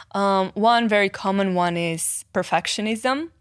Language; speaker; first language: English; non-native, fluent; Romanian